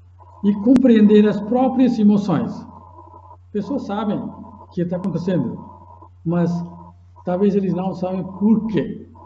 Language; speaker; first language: Portuguese; non-native, fluent; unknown